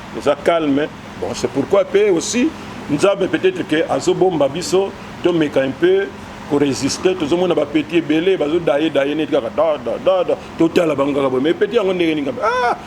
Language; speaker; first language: Lingala; native; Lingala